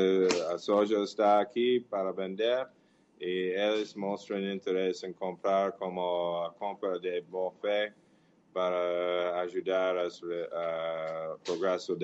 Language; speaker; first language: Portuguese; non-native, fluent; English